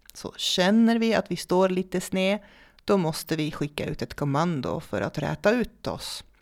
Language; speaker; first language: Swedish; non-native, fluent; Dutch